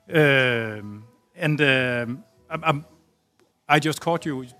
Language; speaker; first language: English; non-native, fluent; Danish